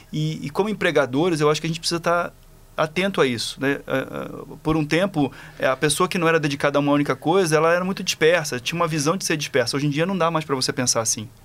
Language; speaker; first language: Portuguese; native; Portuguese